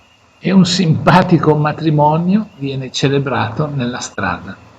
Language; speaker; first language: Italian; native; Italian